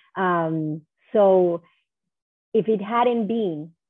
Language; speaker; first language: English; non-native, fluent; Spanish